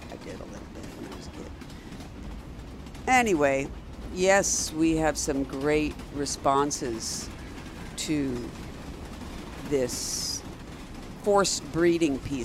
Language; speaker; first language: English; native; English